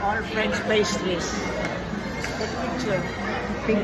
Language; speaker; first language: English; non-native, fluent; Filipino